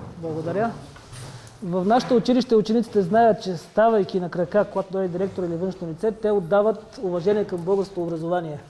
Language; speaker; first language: Bulgarian; native; Bulgarian